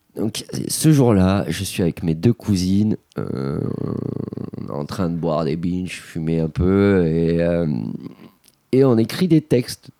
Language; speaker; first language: French; native; French